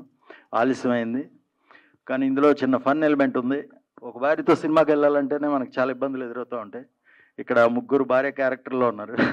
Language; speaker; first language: Telugu; native; Telugu